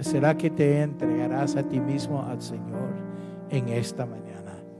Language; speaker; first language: Spanish; non-native, fluent; English